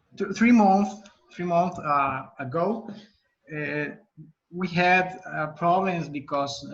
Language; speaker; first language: English; non-native, learner; Spanish